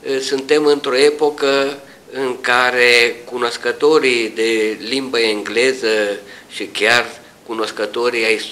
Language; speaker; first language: Romanian; native; Romanian